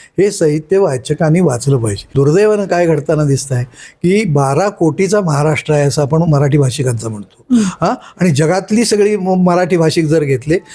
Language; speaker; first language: Marathi; native; Marathi